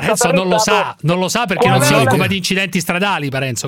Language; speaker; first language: Italian; native; Italian